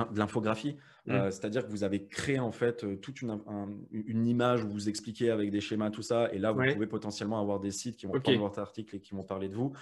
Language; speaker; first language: French; native; French